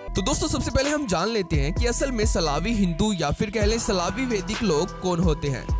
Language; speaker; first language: Hindi; native; Hindi